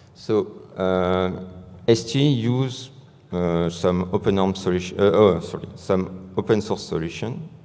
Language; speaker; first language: English; non-native, fluent; French